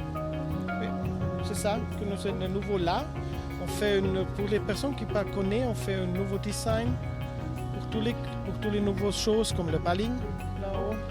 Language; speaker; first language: French; non-native, learner; German